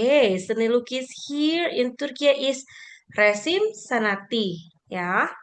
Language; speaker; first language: English; non-native, fluent; Indonesian